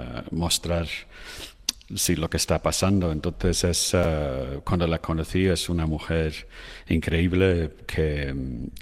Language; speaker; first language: Spanish; non-native, fluent; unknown